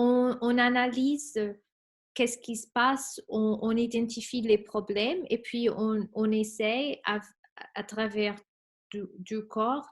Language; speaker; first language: French; non-native, fluent; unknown